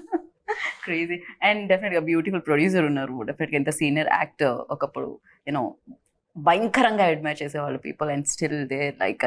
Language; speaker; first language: Telugu; native; Telugu